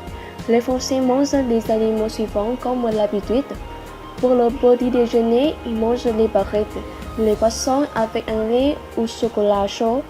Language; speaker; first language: French; non-native, learner; Vietnamese